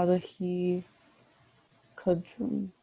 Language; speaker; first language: Arabic; non-native, learner; English